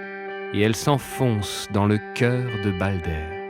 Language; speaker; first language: French; native; French